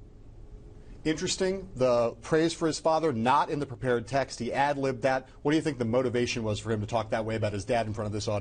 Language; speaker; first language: English; native; English